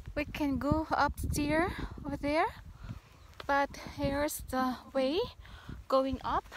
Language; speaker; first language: English; non-native, local second language; Cebuano